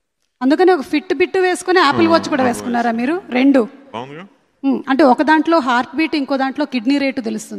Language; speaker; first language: Telugu; native; Telugu